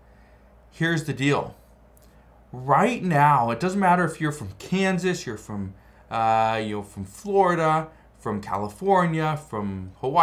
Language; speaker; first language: English; native; English